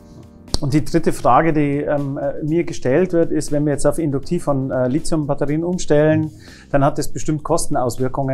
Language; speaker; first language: German; native; German